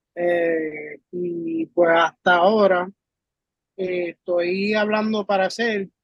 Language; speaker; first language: Spanish; early bilingual, heritage; Spanish